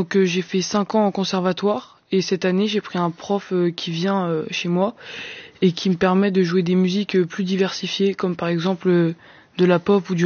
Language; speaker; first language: French; native; French